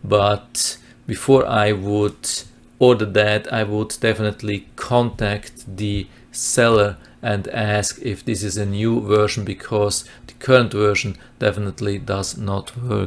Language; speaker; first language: English; non-native, fluent; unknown